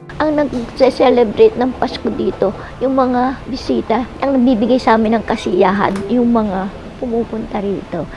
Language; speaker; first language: Filipino; native; Filipino